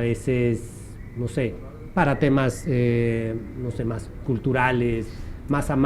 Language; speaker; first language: Spanish; native; Spanish